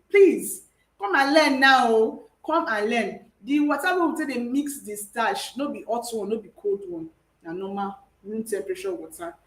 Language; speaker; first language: Nigerian Pidgin; native; Nigerian Pidgin